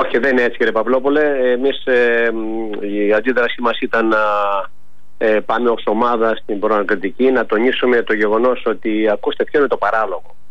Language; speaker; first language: Greek; native; Greek